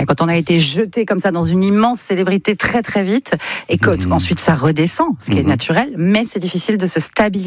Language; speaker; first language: French; native; French